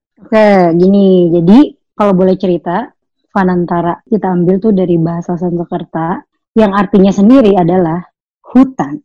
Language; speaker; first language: Indonesian; native; Indonesian